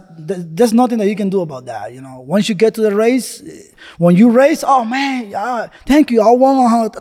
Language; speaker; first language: English; non-native, fluent; Spanish